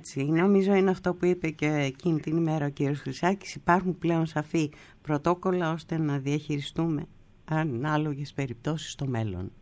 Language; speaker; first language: Greek; native; Greek